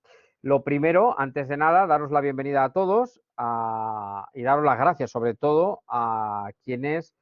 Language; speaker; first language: Spanish; native; Spanish